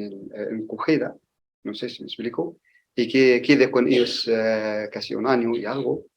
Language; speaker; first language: Spanish; non-native, learner; Arabic